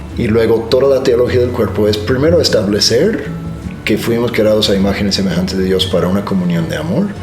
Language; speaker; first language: Spanish; non-native, fluent; English